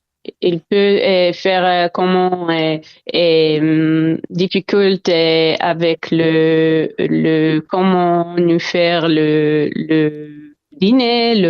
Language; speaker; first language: French; non-native, learner; Hebrew